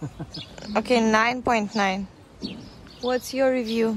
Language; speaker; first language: English; non-native, fluent; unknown